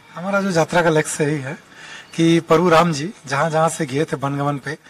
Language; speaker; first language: Hindi; non-native, local second language; Bangla